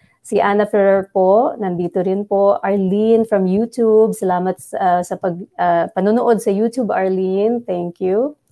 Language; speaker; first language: Filipino; non-native, local second language; Bikol